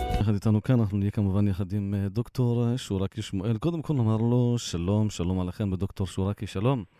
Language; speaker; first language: Hebrew; native; Hebrew